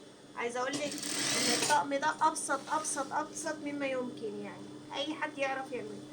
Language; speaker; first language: Arabic; native; Arabic